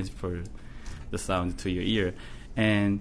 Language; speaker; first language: English; non-native, fluent; Korean